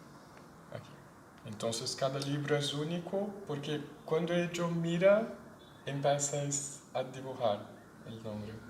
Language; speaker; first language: Spanish; non-native, fluent; Portuguese